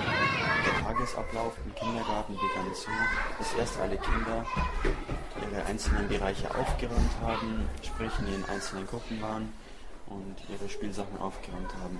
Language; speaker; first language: German; native; German